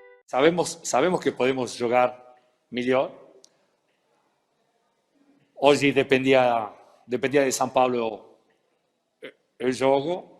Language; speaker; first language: Portuguese; non-native, fluent; Spanish